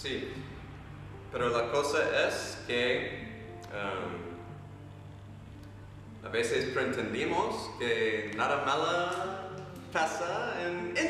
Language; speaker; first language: Spanish; non-native, fluent; English